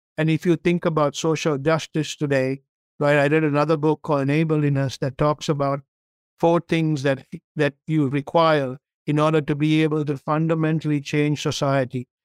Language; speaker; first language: English; non-native, local second language; Tamil